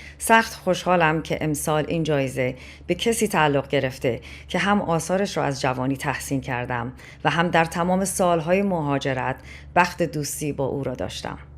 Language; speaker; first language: Persian; native; Persian